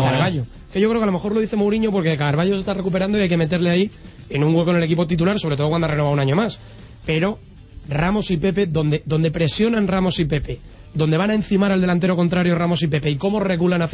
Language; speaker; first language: Spanish; native; Spanish